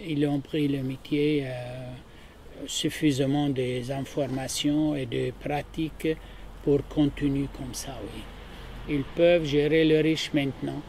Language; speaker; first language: French; non-native, learner; Arabic